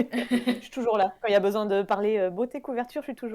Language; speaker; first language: French; native; French